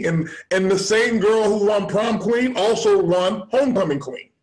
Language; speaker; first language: English; native; English